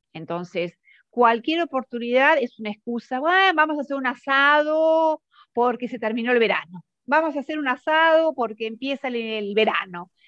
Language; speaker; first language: Spanish; native; Spanish